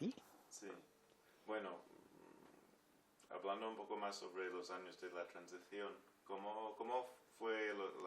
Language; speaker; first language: Spanish; non-native, fluent; English